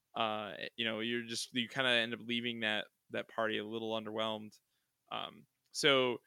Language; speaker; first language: English; native; English